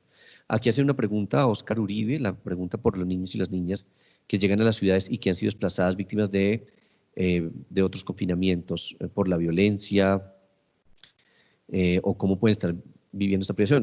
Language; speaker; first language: Spanish; native; Spanish